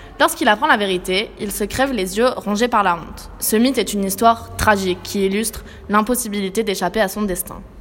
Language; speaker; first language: French; native; French